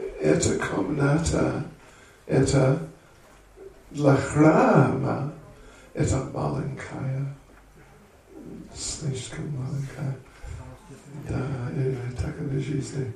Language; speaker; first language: Russian; non-native, learner; English